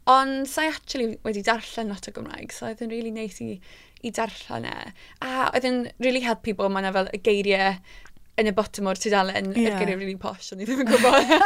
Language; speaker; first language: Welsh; non-native, local second language; English